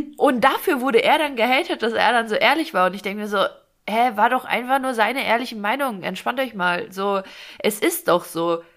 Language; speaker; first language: German; early bilingual, other home language; Russian